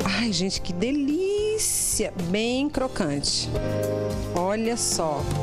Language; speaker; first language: Portuguese; native; Portuguese